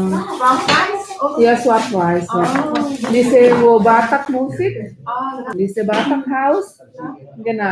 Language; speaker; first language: German; non-native, learner; Indonesian